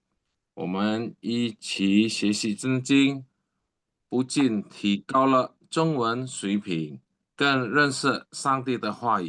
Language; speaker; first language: Chinese; non-native, learner; Indonesian